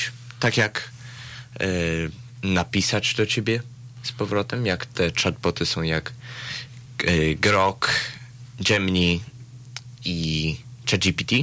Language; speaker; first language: Polish; early bilingual, heritage; Polish